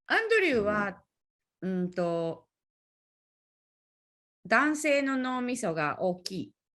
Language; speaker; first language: Japanese; native; Japanese